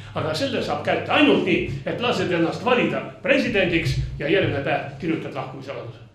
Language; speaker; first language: Estonian; non-native, local second language; Russian